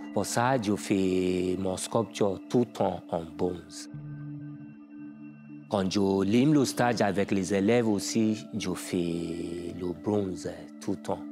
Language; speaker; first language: French; non-native, learner; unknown